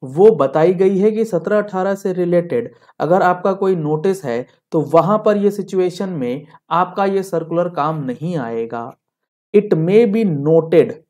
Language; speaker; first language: Hindi; native; Hindi